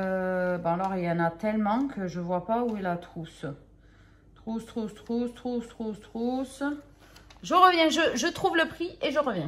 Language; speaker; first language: French; native; French